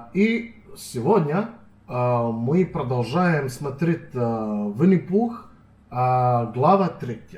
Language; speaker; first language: Russian; non-native, learner; Serbian